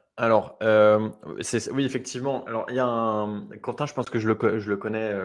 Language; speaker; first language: French; native; French